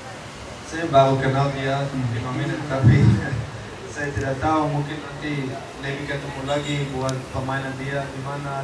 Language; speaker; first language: Indonesian; non-native, fluent; Dutch